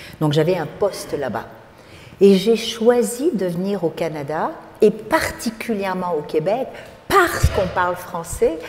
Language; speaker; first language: French; native; French